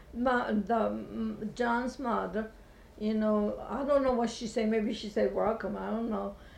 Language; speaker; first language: English; non-native, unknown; Italian